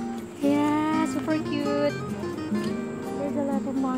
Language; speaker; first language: English; non-native, local second language; Filipino